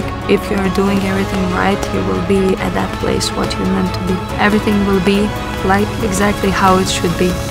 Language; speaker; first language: English; non-native, fluent; Lithuanian